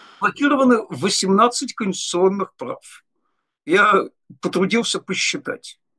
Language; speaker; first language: Russian; native; Russian